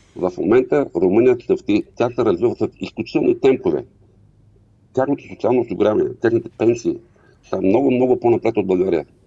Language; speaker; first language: Bulgarian; non-native, local second language; Turkish